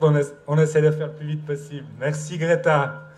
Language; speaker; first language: French; native; French